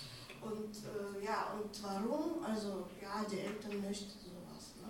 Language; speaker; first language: German; non-native, fluent; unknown